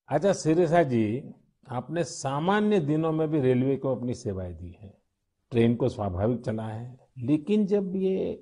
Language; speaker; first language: Hindi; non-native, local second language; Gujarati